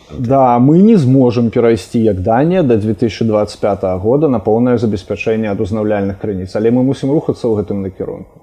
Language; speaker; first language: Belarusian; non-native, local second language; Russian